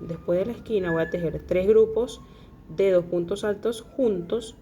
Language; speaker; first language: Spanish; native; Spanish